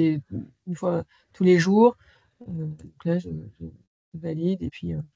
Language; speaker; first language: French; native; French